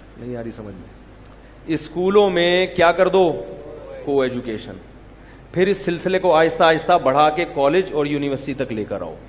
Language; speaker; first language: Urdu; native; Urdu